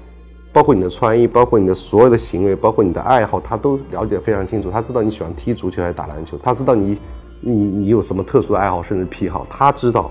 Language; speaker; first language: Chinese; native; Chinese